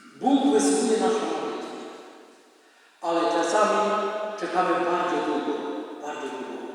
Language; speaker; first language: Polish; non-native, fluent; Indonesian